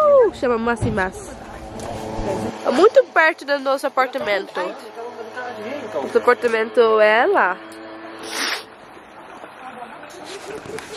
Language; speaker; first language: Portuguese; non-native, learner; Dutch